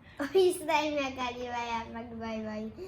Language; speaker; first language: Turkish; early bilingual, heritage; Turkish